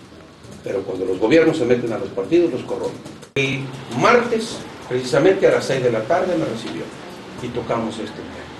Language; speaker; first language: Spanish; native; Spanish